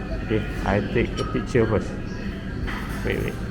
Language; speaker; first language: English; non-native, local second language; Malay